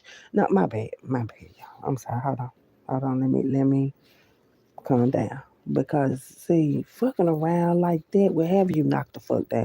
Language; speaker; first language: English; native; English